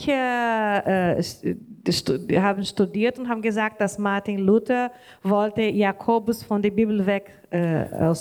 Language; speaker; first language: German; non-native, learner; Portuguese